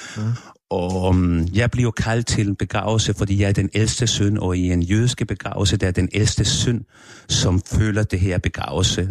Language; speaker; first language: Danish; non-native, fluent; Spanish